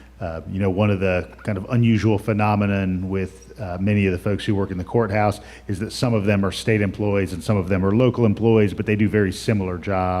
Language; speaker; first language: English; native; English